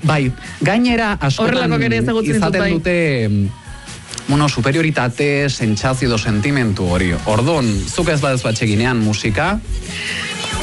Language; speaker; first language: Basque; native; Basque